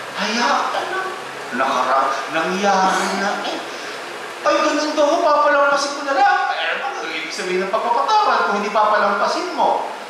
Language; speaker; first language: Filipino; native; Filipino